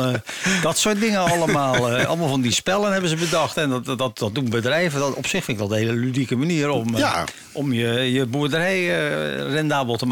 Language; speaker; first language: Dutch; native; Dutch